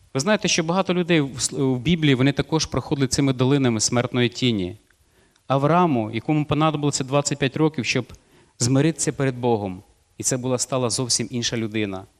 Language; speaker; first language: Ukrainian; non-native, local second language; Russian